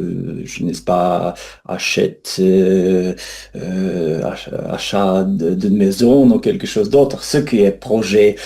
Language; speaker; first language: French; non-native, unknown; Russian